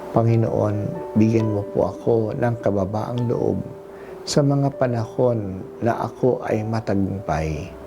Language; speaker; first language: Filipino; non-native, local second language; Hiligaynon